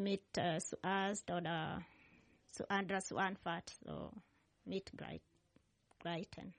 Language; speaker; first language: German; non-native, learner; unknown